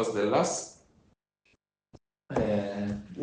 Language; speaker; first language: English; non-native, learner; Hebrew